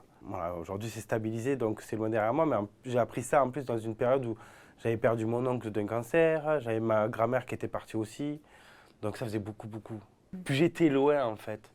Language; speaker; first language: French; native; French